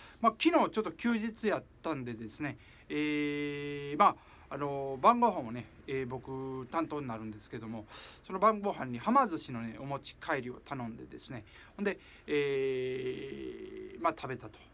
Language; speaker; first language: Japanese; native; Japanese